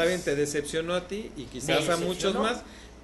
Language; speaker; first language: Spanish; native; Spanish